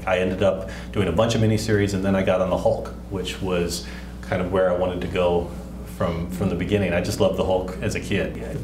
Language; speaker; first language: English; native; English